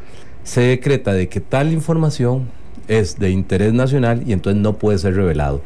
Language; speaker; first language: Spanish; native; Spanish